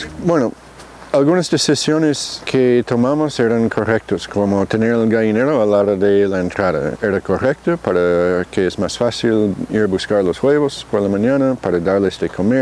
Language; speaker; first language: Spanish; non-native, fluent; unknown